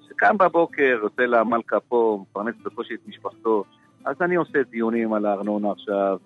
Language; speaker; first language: Hebrew; native; Hebrew